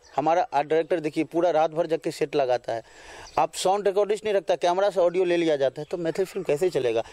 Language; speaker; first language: Hindi; non-native, local second language; Maithili